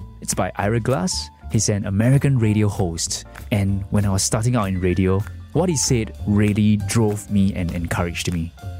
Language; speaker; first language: English; non-native, fluent; Chinese